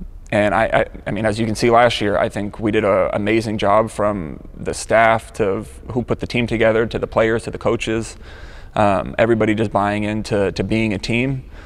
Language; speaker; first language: English; native; English